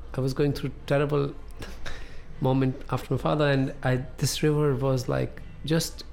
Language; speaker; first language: English; non-native, local second language; Punjabi